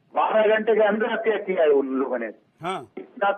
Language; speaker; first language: Hindi; native; Hindi